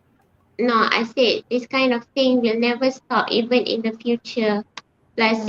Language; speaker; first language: English; non-native, fluent; Malay